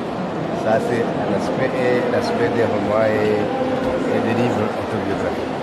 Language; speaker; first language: French; non-native, local second language; Rundi